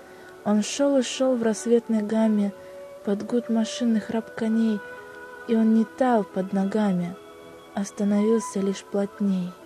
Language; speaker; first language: Russian; native; Russian